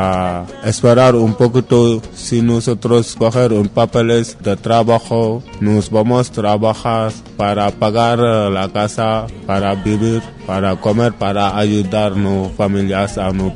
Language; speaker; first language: Spanish; non-native, learner; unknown